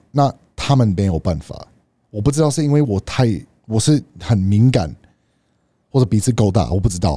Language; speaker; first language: Chinese; non-native, fluent; English